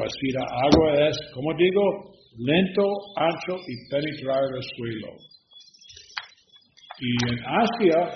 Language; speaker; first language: Spanish; non-native, learner; English